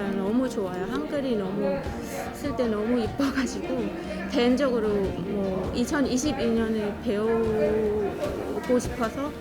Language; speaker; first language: Korean; non-native, fluent; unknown